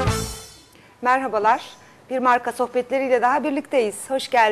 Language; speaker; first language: Turkish; native; Turkish